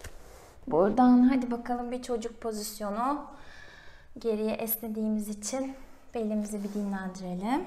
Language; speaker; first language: Turkish; native; Turkish